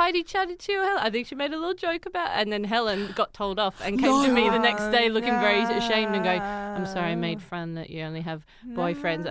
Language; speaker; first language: English; native; English